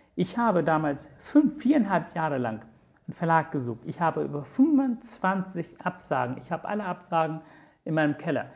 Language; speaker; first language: German; non-native, fluent; Tamil